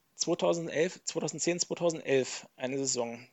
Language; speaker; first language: German; native; German